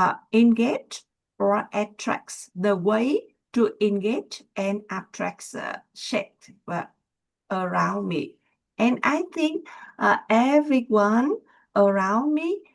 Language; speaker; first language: English; non-native, learner; Vietnamese